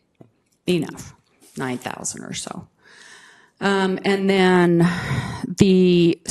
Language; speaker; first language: English; native; English